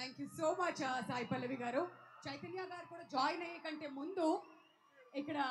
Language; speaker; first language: Telugu; native; Telugu